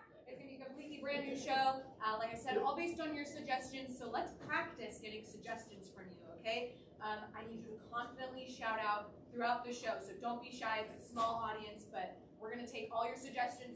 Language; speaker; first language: English; native; English